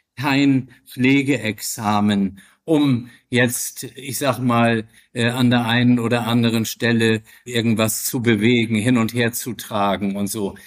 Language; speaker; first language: German; native; German